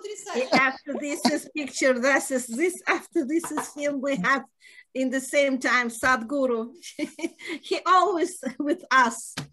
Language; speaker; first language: English; non-native, learner; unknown